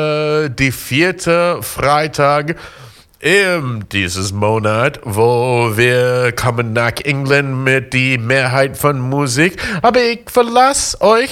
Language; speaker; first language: German; non-native, learner; English